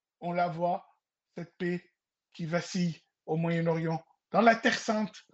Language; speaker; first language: French; non-native, local second language; Arabic